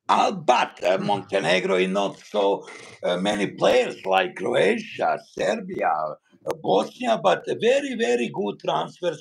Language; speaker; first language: English; non-native, learner; Bosnian